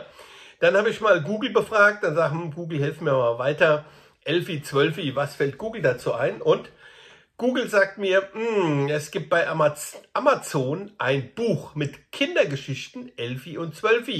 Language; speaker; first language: German; native; German